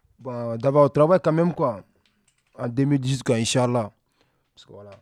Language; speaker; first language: French; non-native, local second language; Wolof